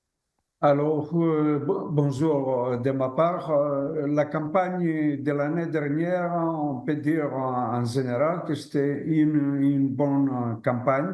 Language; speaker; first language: French; non-native, fluent; Greek